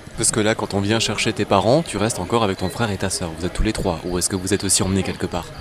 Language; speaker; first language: French; native; French